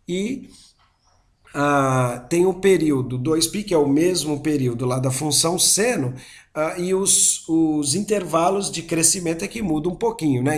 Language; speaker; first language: Portuguese; native; Portuguese